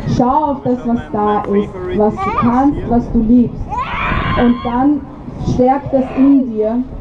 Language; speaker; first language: German; early bilingual, other home language; Arabic